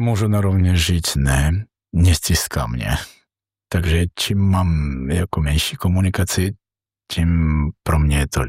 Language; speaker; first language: Czech; non-native, learner; Georgian